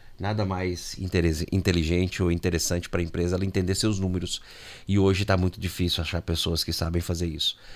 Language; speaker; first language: Portuguese; native; Portuguese